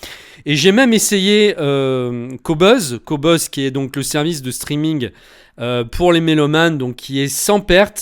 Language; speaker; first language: French; native; French